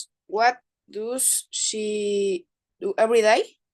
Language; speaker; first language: English; non-native, learner; Spanish